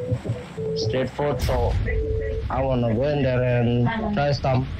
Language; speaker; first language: English; non-native, learner; Indonesian